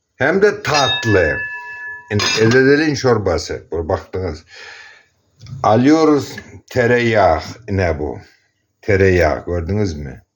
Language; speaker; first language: Turkish; non-native, learner; Azerbaijani